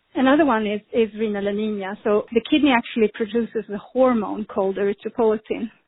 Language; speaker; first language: English; non-native, fluent; Swedish